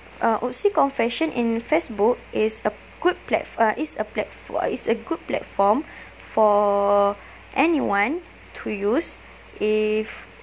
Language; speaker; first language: English; non-native, learner; Malay